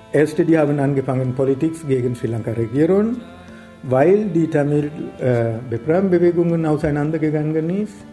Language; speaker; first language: German; non-native, learner; Sinhala